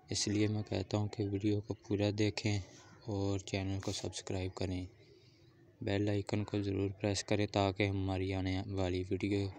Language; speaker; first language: Urdu; non-native, local second language; Punjabi